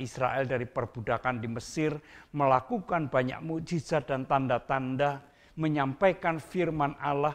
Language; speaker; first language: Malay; non-native, local second language; Indonesian